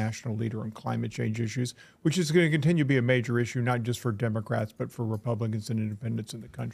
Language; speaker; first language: English; native; English